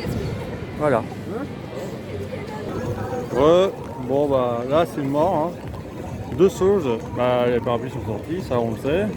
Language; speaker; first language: French; native; French